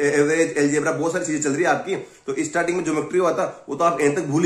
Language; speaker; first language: Hindi; native; Hindi